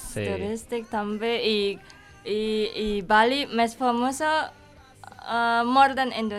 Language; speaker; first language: Catalan; non-native, learner; Indonesian